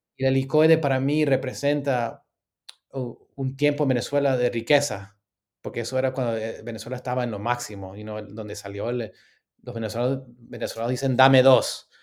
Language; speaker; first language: Spanish; early bilingual, heritage; Spanish